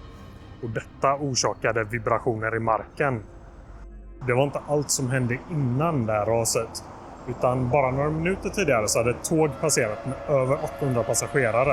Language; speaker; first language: Swedish; native; Swedish